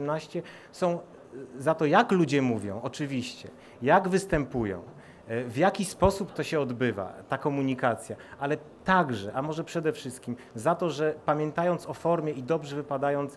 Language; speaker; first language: Polish; native; Polish